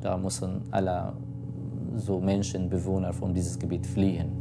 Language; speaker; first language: German; non-native, fluent; Kurdish